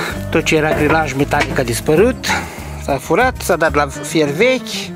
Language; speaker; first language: Romanian; native; Romanian